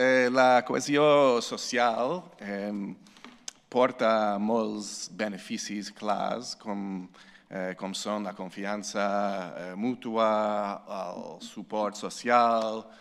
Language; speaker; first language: Catalan; non-native, fluent; English